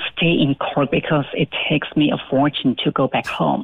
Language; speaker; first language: English; non-native, fluent; Chinese